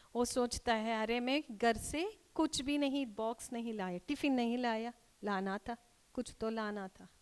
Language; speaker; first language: Hindi; non-native, local second language; Kannada